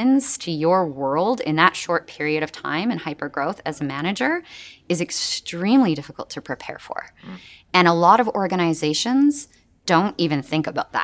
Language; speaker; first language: English; native; English